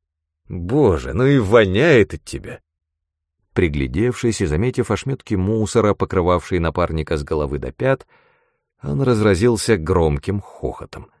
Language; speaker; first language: Russian; native; Russian